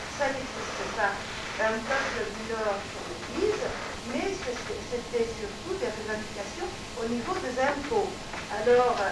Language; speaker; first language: French; non-native, fluent; Italian